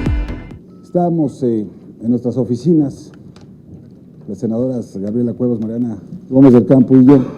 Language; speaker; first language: Spanish; native; Spanish